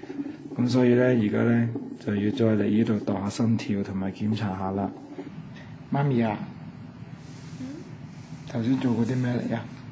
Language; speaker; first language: Cantonese; native; Cantonese